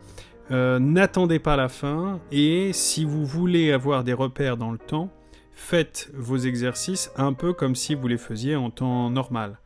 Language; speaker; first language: French; native; French